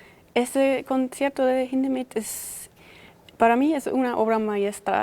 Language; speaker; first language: Spanish; non-native, fluent; German